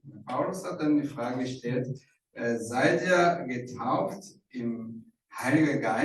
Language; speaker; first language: German; non-native, fluent; Rundi